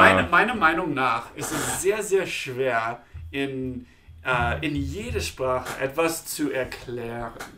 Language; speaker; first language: German; non-native, learner; English